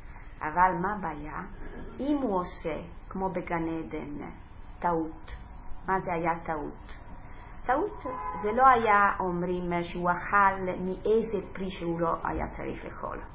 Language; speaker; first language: Hebrew; non-native, fluent; Italian